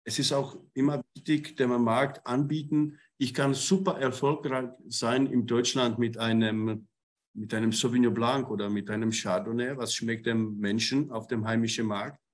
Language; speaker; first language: German; non-native, fluent; Czech